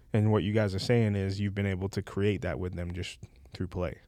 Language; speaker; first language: English; native; English